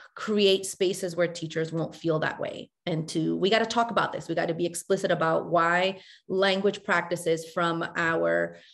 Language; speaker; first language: English; native; English